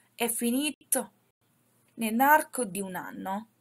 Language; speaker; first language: Italian; non-native, fluent; Chinese